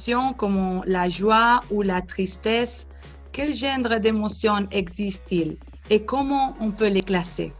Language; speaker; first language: French; non-native, fluent; Spanish